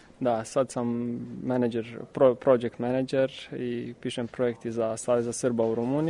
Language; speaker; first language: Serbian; non-native, learner; Romanian